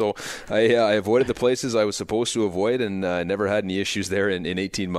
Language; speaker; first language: English; native; English